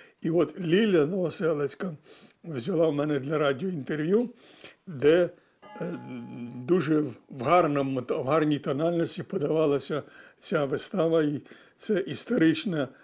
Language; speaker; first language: Ukrainian; native; Ukrainian